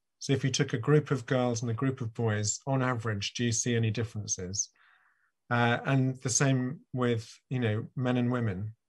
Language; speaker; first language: English; native; English